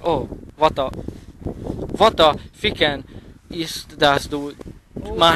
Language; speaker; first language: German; non-native, learner; Hungarian